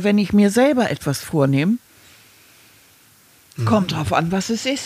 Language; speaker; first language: German; native; German